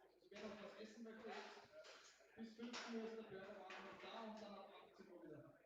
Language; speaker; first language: German; native; German